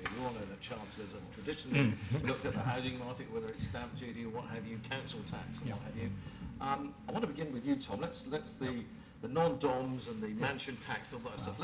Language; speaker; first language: English; native; English